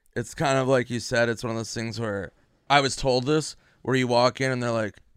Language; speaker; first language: English; native; English